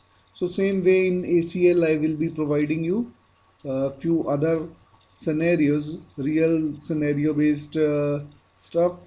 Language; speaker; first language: English; non-native, local second language; Hindi